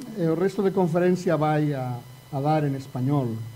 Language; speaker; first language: Portuguese; non-native, learner; Spanish